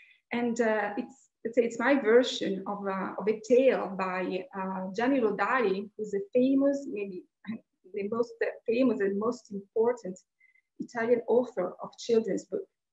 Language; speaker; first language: English; non-native, fluent; Italian